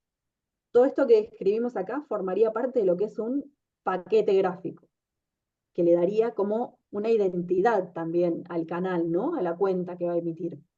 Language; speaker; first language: Spanish; native; Spanish